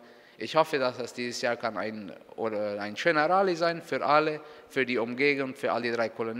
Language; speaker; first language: German; non-native, local second language; Spanish